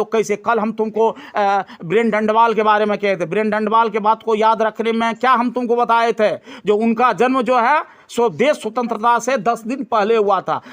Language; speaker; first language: Hindi; native; Hindi